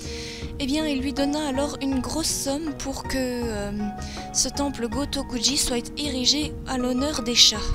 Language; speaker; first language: French; native; French